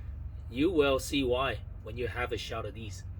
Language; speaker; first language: English; non-native, fluent; Chinese